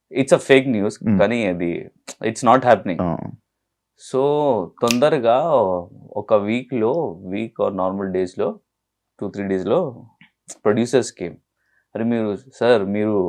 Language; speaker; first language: Telugu; non-native, learner; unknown